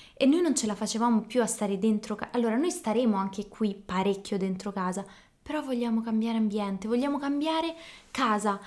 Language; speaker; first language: Italian; native; Italian